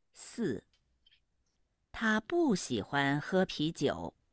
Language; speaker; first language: Chinese; non-native, learner; Vietnamese